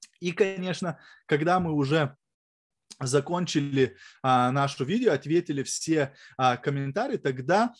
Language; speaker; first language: Russian; non-native, fluent; Lithuanian